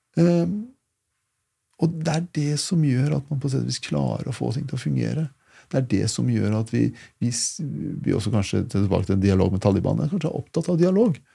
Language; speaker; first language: Norwegian; early bilingual, other home language; Persian